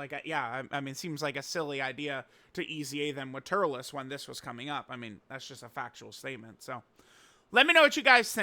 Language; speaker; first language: English; native; English